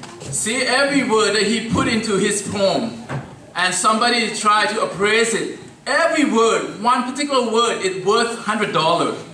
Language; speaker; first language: English; non-native, fluent; Thai